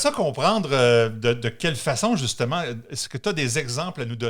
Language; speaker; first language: French; native; French